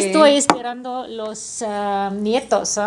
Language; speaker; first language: Spanish; non-native, fluent; English